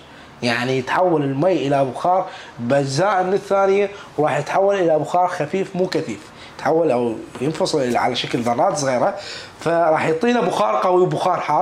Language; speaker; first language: Arabic; native; Arabic